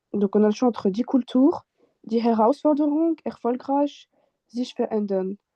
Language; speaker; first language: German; non-native, fluent; French